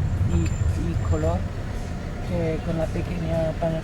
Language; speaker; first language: Spanish; non-native, learner; Portuguese